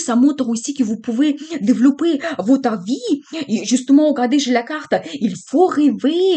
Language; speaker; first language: French; non-native, fluent; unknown